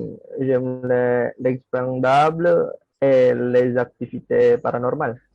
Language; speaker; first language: French; non-native, learner; Indonesian